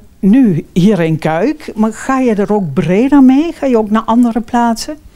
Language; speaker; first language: Dutch; native; Dutch